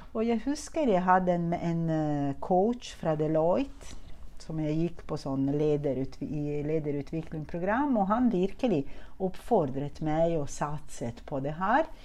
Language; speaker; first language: Norwegian; non-native, fluent; Italian